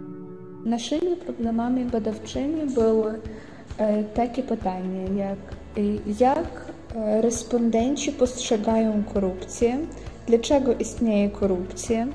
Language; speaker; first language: Polish; non-native, fluent; Ukrainian